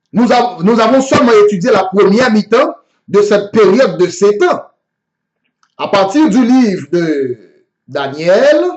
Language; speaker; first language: French; non-native, local second language; Haitian Creole